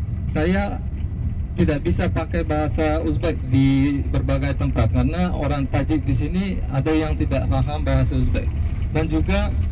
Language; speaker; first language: Indonesian; non-native, fluent; Uzbek